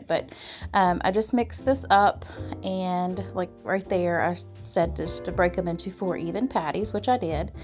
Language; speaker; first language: English; native; English